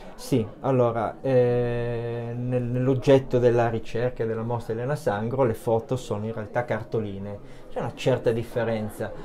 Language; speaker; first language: Italian; native; Italian